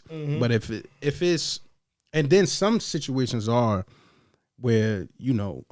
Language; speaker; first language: English; native; English